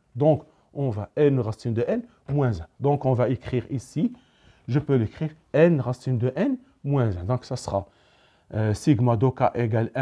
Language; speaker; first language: French; non-native, local second language; Arabic